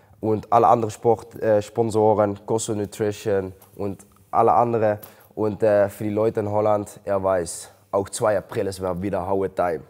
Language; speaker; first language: German; non-native, learner; Dutch